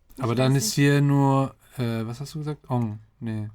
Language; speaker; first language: German; native; German